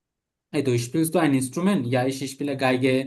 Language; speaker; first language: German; non-native, learner; Bangla